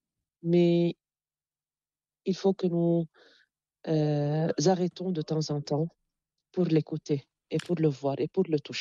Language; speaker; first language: French; non-native, local second language; Arabic